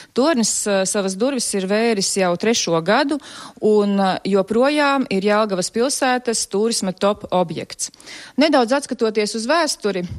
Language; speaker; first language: Latvian; native; Latvian